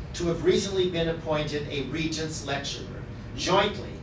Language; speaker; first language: English; native; English